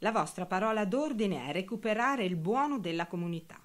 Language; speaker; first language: Italian; native; Italian